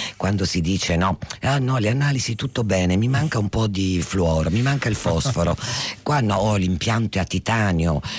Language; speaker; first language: Italian; native; Italian